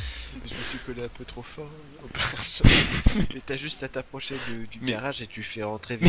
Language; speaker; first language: French; native; French